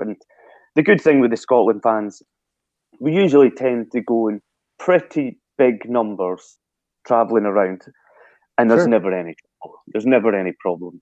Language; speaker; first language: English; native; English